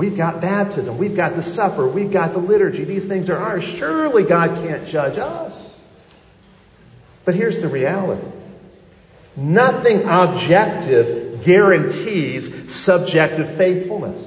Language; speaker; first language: English; native; English